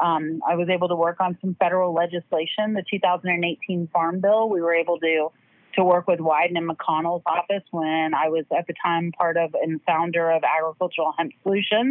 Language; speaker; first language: English; native; English